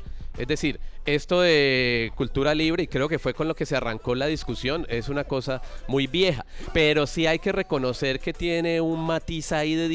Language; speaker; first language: Spanish; native; Spanish